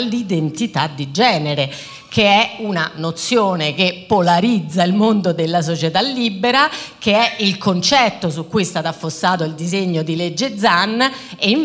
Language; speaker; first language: Italian; native; Italian